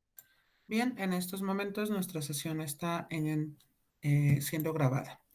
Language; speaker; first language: Spanish; native; Spanish